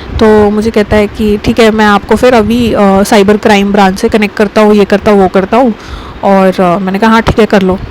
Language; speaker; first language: Hindi; native; Hindi